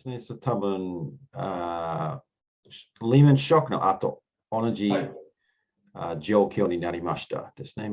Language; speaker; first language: Japanese; non-native, learner; English